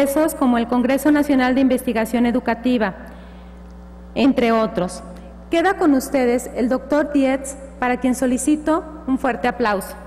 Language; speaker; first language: Spanish; native; Spanish